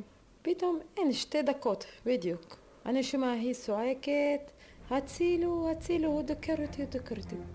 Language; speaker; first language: Hebrew; non-native, learner; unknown